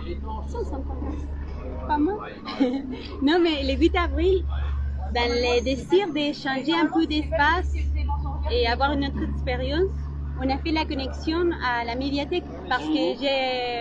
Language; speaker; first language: French; non-native, learner; Spanish